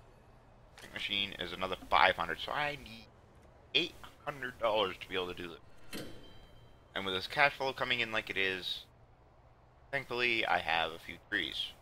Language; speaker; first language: English; native; English